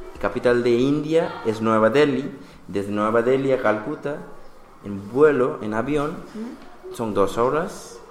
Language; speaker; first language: Spanish; non-native, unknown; Bangla